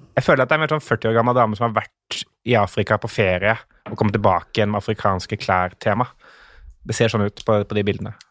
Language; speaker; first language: Norwegian; native; Norwegian